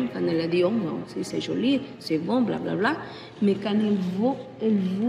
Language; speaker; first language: French; non-native, learner; Spanish